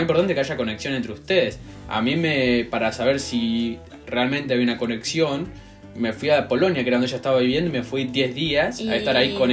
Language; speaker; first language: Spanish; native; Spanish